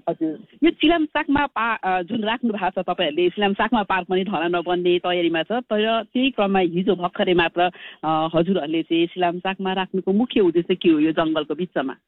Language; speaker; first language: Nepali; native; Nepali